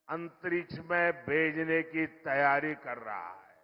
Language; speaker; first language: Hindi; non-native, local second language; Marathi